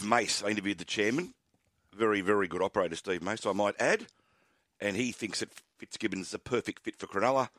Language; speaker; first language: English; native; English